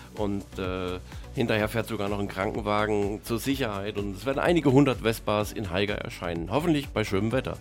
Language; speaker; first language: German; native; German